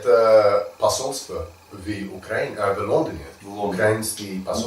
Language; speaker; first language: Russian; non-native, learner; English